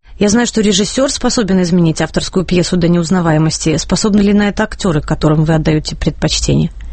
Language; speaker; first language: Russian; native; Russian